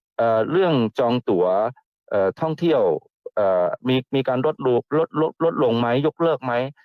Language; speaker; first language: Thai; non-native, fluent; Chinese